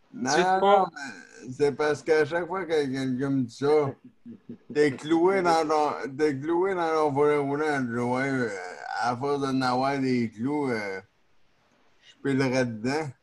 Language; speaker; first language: French; native; French